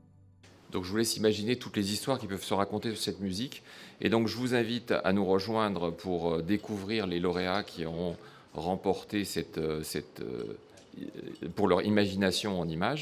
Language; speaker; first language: French; native; French